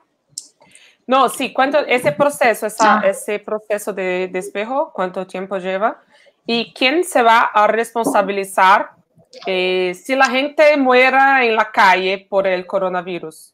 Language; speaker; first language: Spanish; non-native, fluent; Portuguese